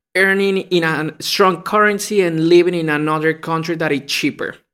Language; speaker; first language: English; non-native, fluent; Spanish